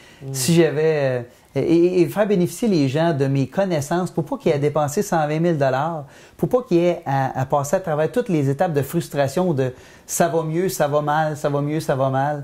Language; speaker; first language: French; native; French